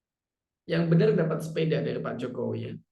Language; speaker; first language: Indonesian; native; Indonesian